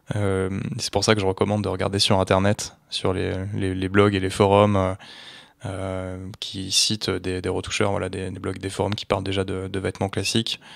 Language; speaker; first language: French; native; French